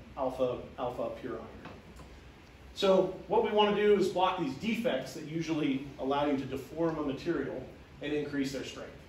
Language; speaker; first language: English; native; English